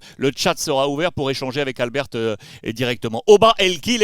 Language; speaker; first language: French; native; French